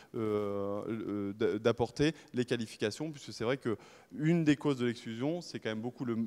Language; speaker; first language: French; native; French